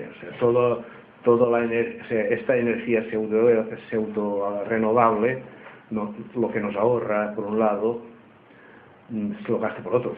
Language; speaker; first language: Spanish; native; Spanish